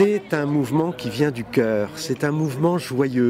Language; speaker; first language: French; native; French